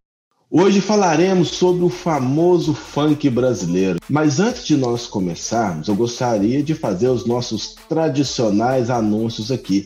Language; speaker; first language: Portuguese; native; Portuguese